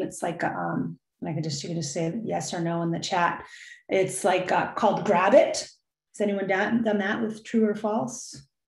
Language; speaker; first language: English; native; English